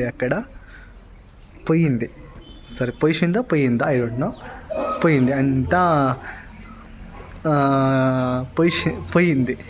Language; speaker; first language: Telugu; non-native, local second language; Kannada